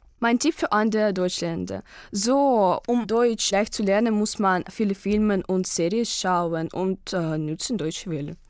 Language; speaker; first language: German; non-native, learner; Russian